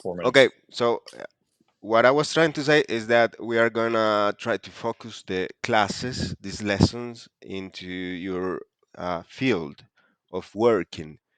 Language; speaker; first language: English; non-native, fluent; Spanish